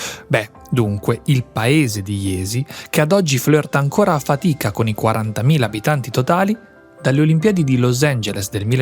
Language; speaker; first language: Italian; native; Italian